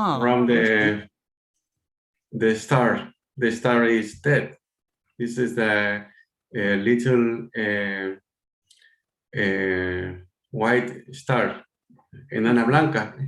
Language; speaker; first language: English; non-native, learner; Spanish